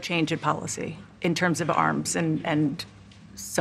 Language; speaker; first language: English; native; English